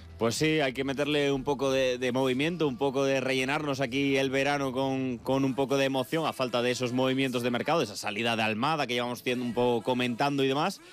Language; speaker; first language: Spanish; native; Spanish